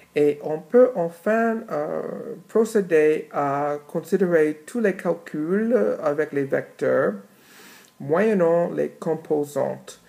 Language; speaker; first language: French; non-native, fluent; English